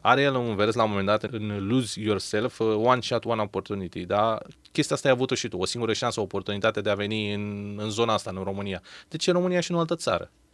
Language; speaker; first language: Romanian; native; Romanian